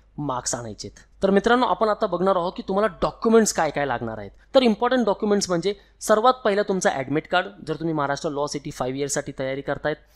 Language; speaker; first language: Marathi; non-native, local second language; Hindi